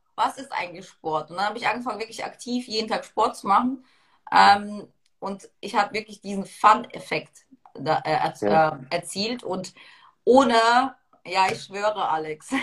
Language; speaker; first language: German; early bilingual, other home language; Russian